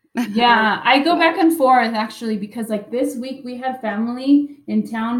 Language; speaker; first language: English; early bilingual, other home language; Spanish